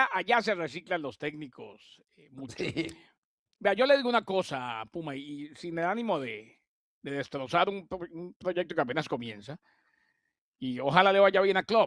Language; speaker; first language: Spanish; native; Spanish